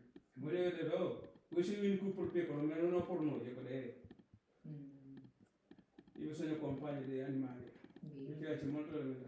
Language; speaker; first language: Italian; non-native, learner; Punjabi